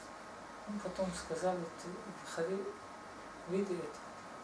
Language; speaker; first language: Russian; non-native, learner; Tajik